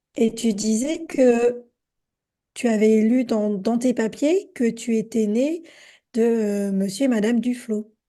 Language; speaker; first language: French; native; French